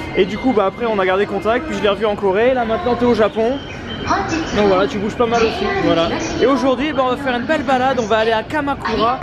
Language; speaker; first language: French; native; French